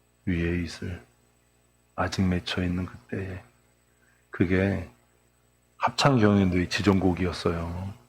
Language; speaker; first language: Korean; native; Korean